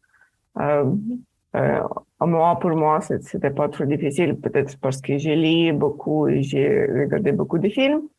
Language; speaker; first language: French; non-native, learner; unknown